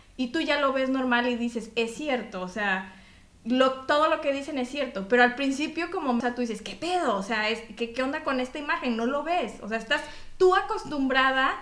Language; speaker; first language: Spanish; native; Spanish